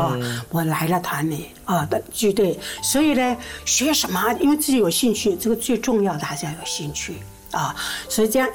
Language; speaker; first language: Chinese; non-native, local second language; Min Nan Chinese